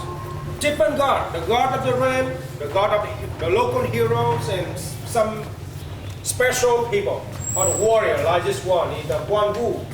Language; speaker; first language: English; non-native, fluent; Vietnamese